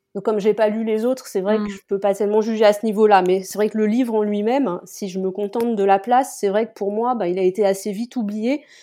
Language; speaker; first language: French; native; French